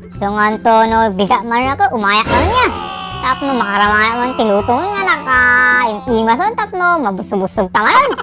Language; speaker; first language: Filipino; non-native, local second language; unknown